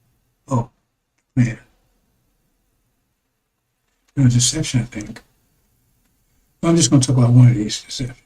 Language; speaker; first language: English; native; English